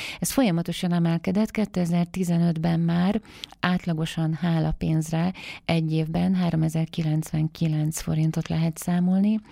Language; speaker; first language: Hungarian; native; Hungarian